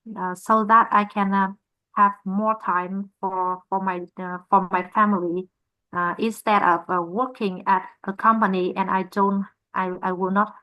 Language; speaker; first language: English; non-native, learner; Vietnamese